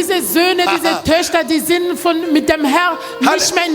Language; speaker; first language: German; non-native, learner; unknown